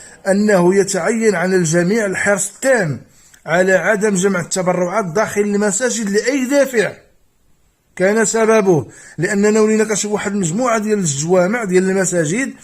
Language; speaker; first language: Arabic; native; Arabic